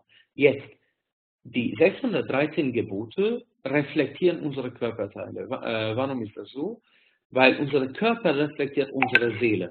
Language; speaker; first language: German; non-native, fluent; Hungarian